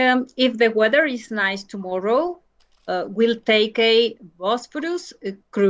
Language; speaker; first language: English; non-native, learner; Spanish